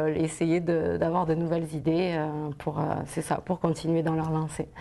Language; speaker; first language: French; native; French